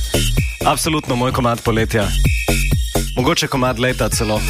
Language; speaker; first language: Slovenian; native; Slovenian